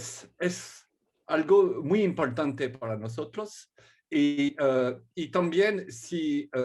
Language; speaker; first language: Spanish; non-native, learner; French